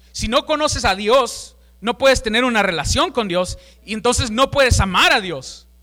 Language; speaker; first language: Spanish; early bilingual, heritage; Spanish